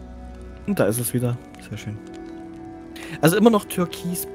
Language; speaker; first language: German; native; German